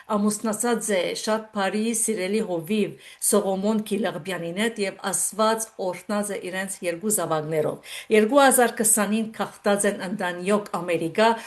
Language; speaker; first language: Armenian; early bilingual, heritage; Armenian